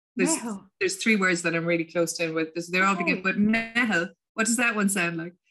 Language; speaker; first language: English; native; English